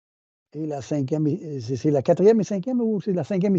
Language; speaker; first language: French; native; French